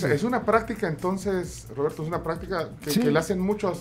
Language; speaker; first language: Spanish; native; Spanish